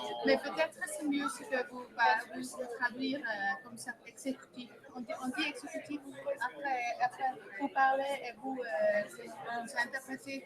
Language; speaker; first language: French; non-native, learner; Ukrainian